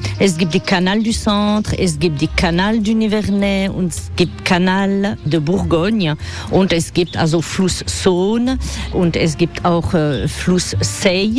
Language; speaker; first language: German; non-native, fluent; French